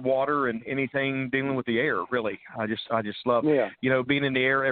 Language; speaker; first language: English; native; English